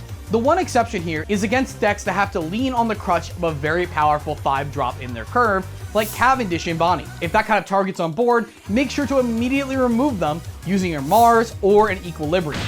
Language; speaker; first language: English; native; English